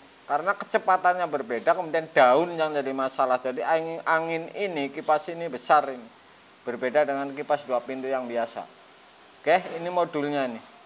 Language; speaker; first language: Indonesian; native; Indonesian